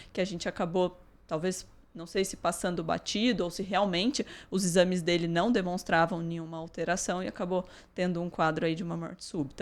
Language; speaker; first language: Portuguese; native; Portuguese